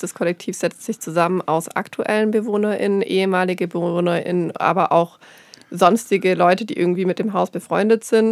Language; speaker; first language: German; native; German